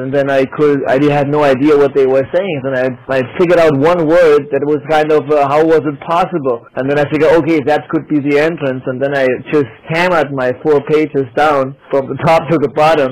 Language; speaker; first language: English; non-native, fluent; German